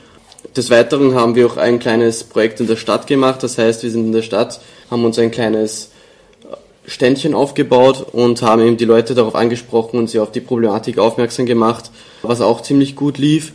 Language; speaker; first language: German; native; German